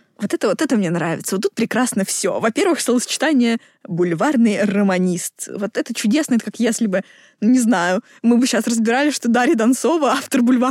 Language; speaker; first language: Russian; native; Russian